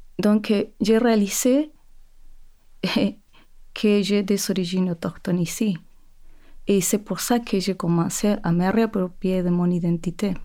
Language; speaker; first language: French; non-native, fluent; Spanish